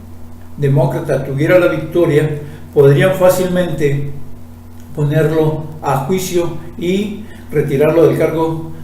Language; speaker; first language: Spanish; native; Spanish